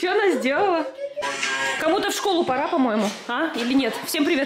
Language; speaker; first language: Russian; native; Russian